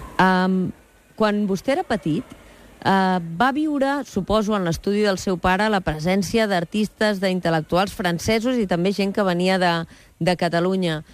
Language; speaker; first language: Catalan; native; Catalan